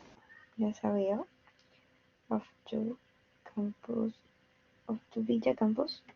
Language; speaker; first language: English; non-native, learner; Spanish